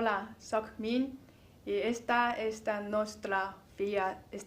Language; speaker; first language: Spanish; non-native, learner; Chinese